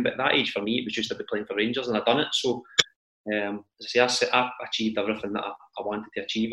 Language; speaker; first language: English; native; English